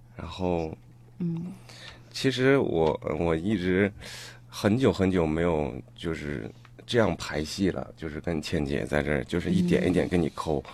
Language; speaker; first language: Chinese; native; Chinese